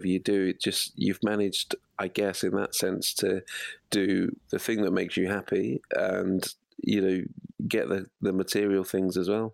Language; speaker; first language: English; native; English